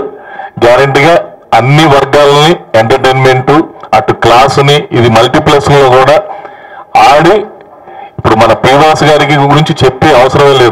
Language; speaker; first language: Telugu; native; Telugu